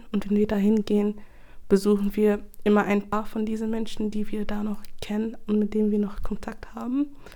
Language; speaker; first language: German; early bilingual, other home language; English